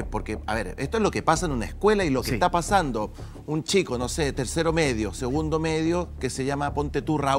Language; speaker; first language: Spanish; native; Spanish